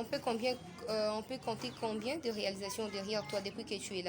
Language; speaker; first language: French; non-native, local second language; Lingala